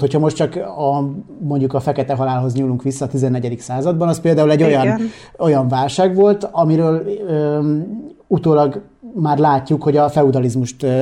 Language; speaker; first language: Hungarian; native; Hungarian